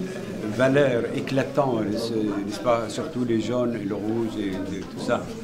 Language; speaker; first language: French; non-native, fluent; Arabic